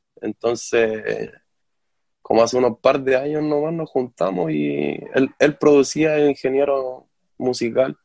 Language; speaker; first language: Spanish; native; Spanish